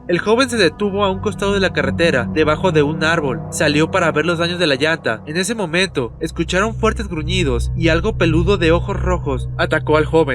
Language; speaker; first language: Spanish; native; Spanish